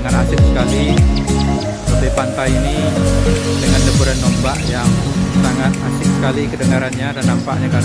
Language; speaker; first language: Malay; non-native, local second language; Minangkabau